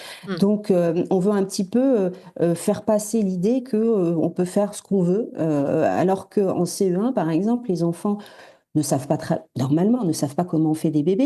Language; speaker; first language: French; native; French